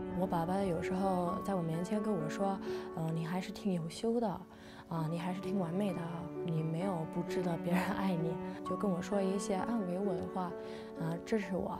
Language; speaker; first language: Chinese; non-native, fluent; English